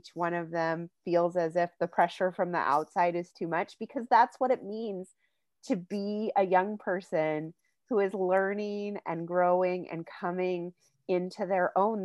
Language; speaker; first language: English; native; English